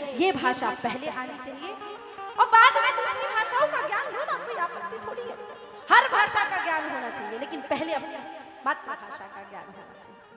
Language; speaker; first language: Hindi; native; Hindi